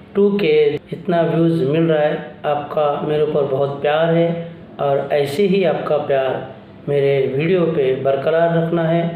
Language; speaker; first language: Hindi; non-native, local second language; Marathi